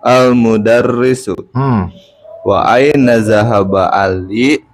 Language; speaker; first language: Arabic; non-native, learner; Indonesian